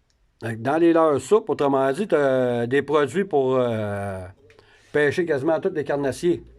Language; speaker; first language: French; native; French